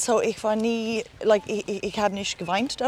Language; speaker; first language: German; non-native, learner; English